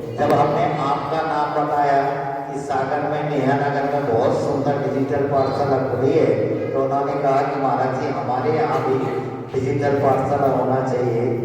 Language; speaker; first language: Hindi; native; Hindi